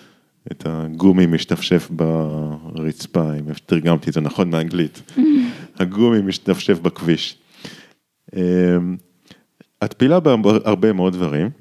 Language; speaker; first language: Hebrew; native; Hebrew